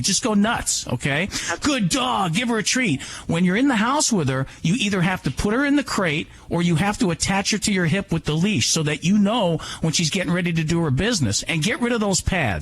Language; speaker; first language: English; native; English